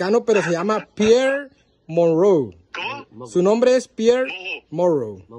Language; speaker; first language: Spanish; native; Spanish